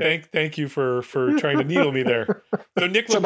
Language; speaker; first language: English; native; English